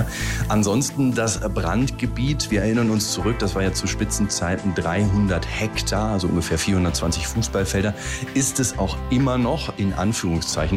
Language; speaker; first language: German; native; German